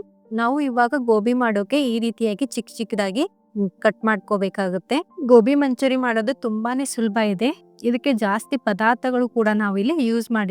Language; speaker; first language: Kannada; native; Kannada